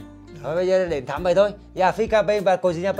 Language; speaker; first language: Portuguese; non-native, learner; Vietnamese